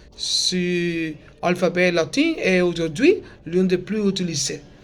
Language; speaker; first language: French; non-native, learner; Spanish